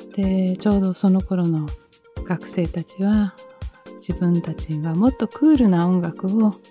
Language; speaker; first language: Japanese; early bilingual, heritage; Japanese